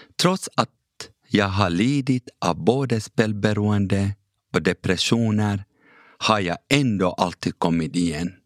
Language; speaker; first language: Swedish; early bilingual, other home language; Kurdish